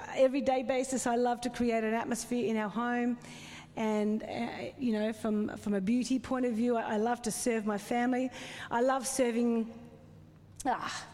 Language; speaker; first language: English; native; English